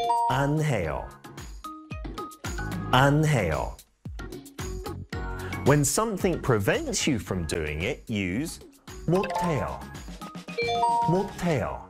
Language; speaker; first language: Korean; non-native, fluent; English